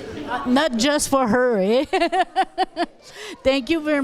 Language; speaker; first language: English; non-native, local second language; French